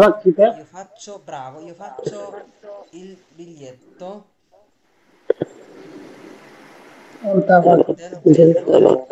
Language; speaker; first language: Italian; non-native, fluent; Bangla